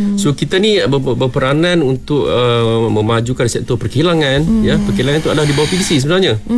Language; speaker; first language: Malay; native; Malay